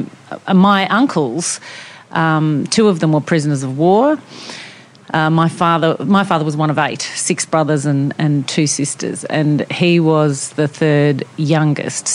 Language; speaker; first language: English; non-native, local second language; Italian